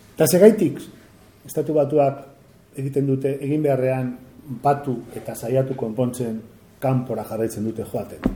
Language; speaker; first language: Basque; native; Basque